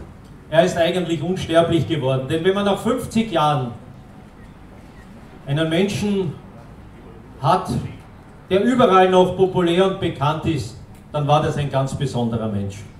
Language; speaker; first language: German; native; German